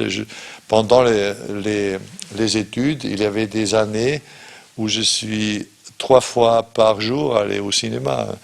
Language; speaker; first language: French; non-native, fluent; German